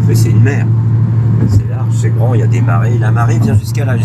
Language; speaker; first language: French; native; French